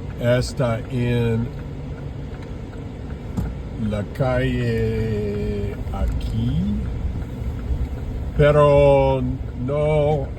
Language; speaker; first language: Spanish; non-native, learner; English